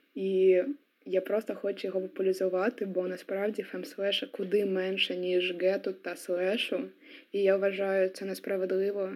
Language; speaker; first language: Ukrainian; non-native, local second language; Russian